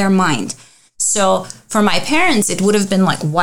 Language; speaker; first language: English; early bilingual, other home language; Armenian